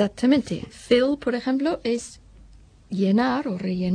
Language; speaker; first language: Spanish; non-native, fluent; English